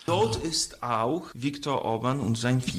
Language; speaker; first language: German; non-native, fluent; Polish